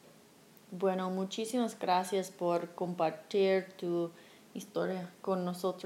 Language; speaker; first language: Spanish; non-native, learner; English